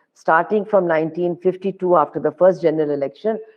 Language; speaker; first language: English; non-native, local second language; Hindi